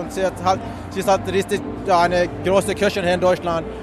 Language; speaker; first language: German; non-native, fluent; Swedish